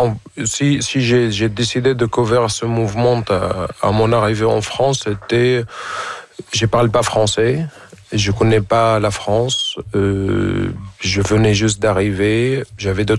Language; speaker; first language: French; non-native, fluent; Arabic